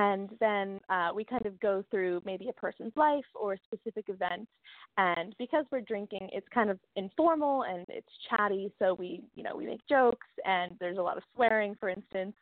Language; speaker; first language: English; native; English